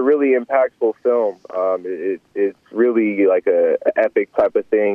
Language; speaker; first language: English; native; English